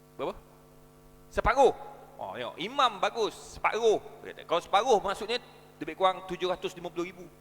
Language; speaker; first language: Malay; native; Malay